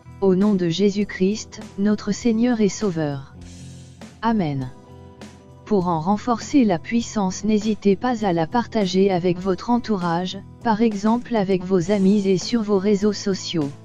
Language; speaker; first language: French; native; French